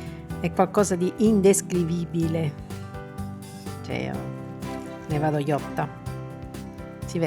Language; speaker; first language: Italian; native; Italian